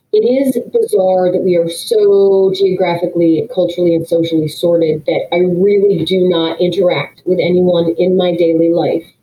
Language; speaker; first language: English; native; English